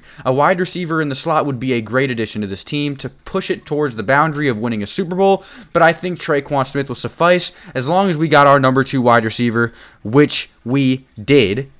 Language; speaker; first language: English; native; English